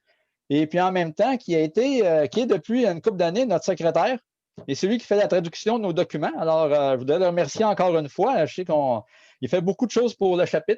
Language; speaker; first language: French; native; French